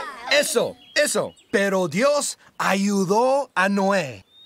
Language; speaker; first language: Spanish; non-native, learner; English